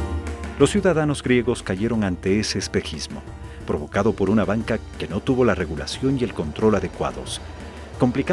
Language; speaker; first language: Spanish; native; Spanish